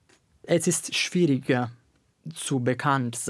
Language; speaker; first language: German; non-native, learner; Italian